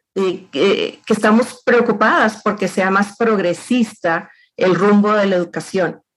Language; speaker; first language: Spanish; native; Spanish